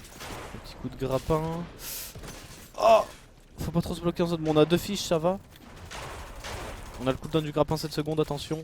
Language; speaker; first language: French; native; French